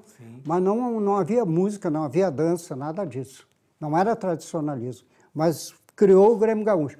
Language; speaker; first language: Portuguese; native; Portuguese